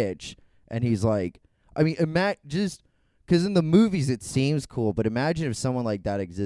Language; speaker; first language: English; native; English